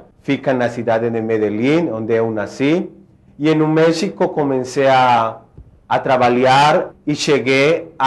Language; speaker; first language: Portuguese; non-native, fluent; Spanish